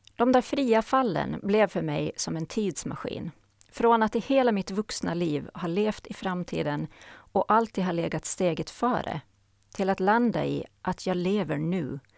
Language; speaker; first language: Swedish; native; Swedish